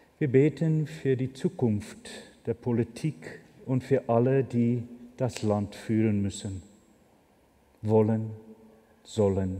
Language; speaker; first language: German; non-native, fluent; Afrikaans